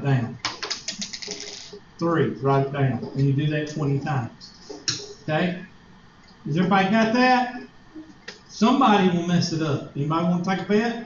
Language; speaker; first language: English; native; English